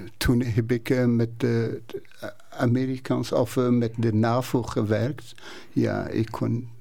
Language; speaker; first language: Dutch; non-native, learner; Persian